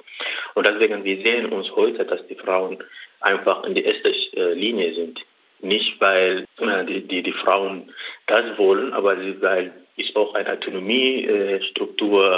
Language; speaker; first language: German; non-native, learner; Arabic